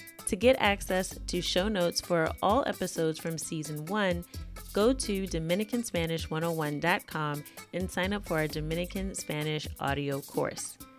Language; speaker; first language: English; native; English